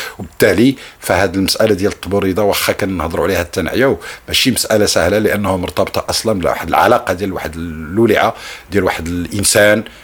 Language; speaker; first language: Arabic; native; Arabic